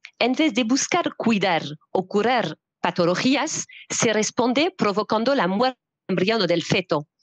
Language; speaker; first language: Spanish; non-native, fluent; French